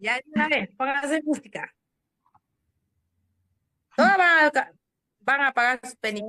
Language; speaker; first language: Spanish; native; Spanish